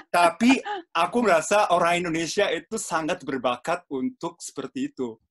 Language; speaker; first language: Indonesian; non-native, fluent; Japanese